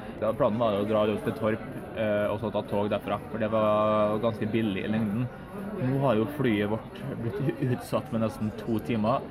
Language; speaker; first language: Norwegian; native; Norwegian